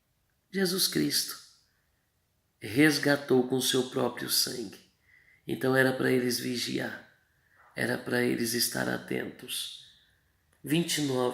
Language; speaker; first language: Portuguese; native; Portuguese